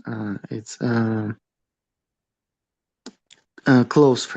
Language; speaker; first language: English; non-native, learner; Russian